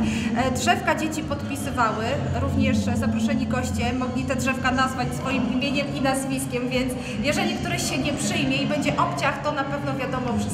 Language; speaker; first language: Polish; native; Polish